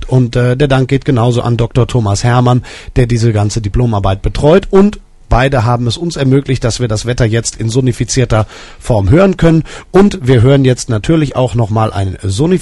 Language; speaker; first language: German; native; German